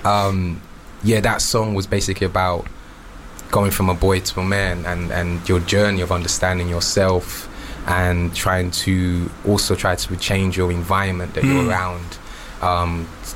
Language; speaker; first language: English; native; English